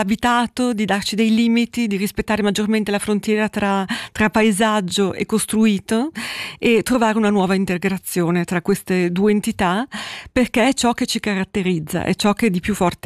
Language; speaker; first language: Italian; native; Italian